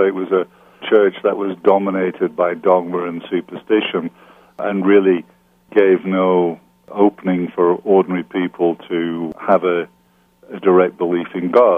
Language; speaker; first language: English; native; English